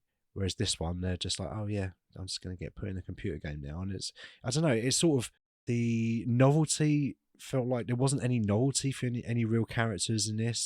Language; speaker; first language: English; native; English